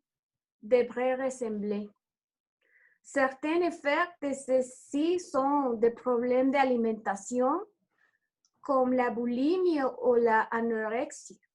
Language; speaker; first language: French; non-native, learner; Spanish